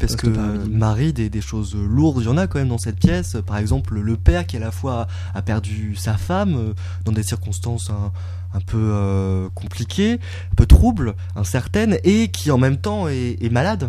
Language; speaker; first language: French; native; French